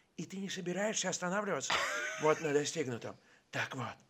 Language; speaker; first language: Russian; native; Russian